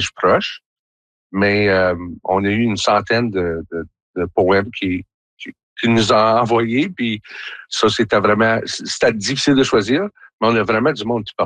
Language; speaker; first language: French; native; French